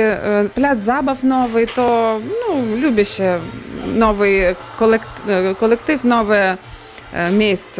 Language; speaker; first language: Polish; non-native, learner; Ukrainian